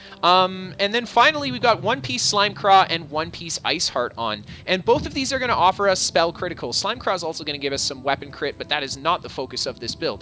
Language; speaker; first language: English; native; English